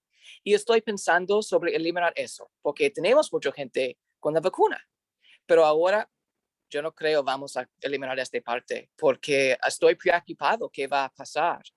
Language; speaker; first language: Spanish; non-native, learner; English